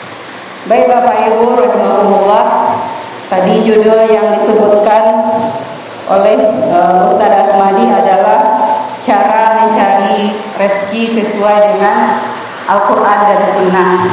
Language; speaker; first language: Indonesian; native; Indonesian